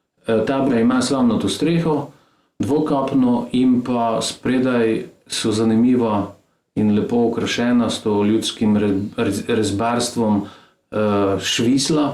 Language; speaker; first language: Slovenian; native; Slovenian